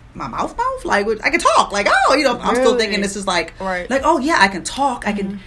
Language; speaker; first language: English; native; English